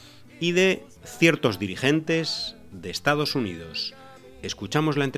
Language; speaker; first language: Spanish; native; Spanish